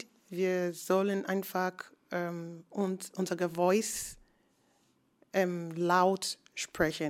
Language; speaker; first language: German; non-native, learner; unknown